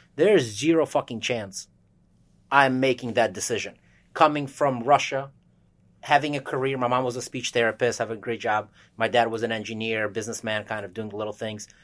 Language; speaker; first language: English; early bilingual, other home language; Russian